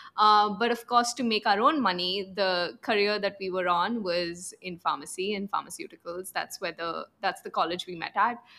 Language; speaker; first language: English; non-native, local second language; Punjabi